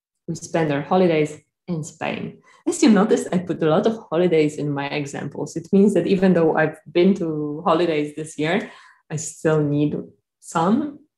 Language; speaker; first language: English; non-native, fluent; Polish